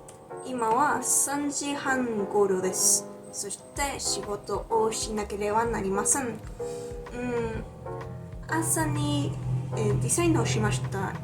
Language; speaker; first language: Japanese; non-native, learner; Spanish